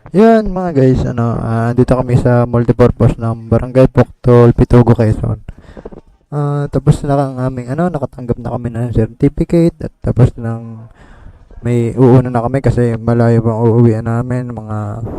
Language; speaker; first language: Filipino; native; Filipino